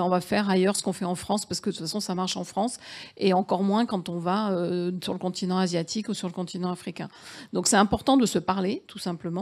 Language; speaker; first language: French; native; French